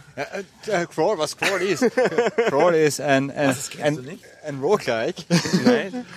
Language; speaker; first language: German; native; German